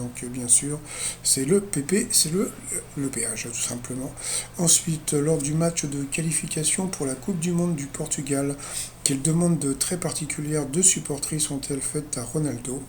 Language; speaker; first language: French; native; French